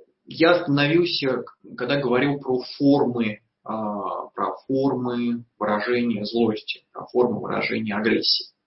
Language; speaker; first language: Russian; native; Russian